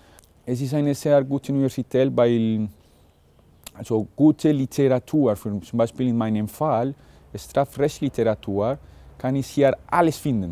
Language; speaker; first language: German; non-native, fluent; Spanish